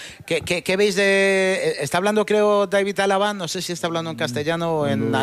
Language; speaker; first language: Spanish; native; Spanish